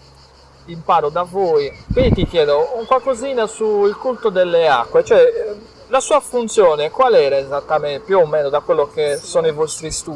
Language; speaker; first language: Italian; native; Italian